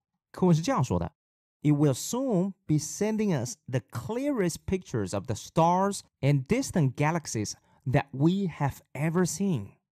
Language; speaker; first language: English; non-native, fluent; Chinese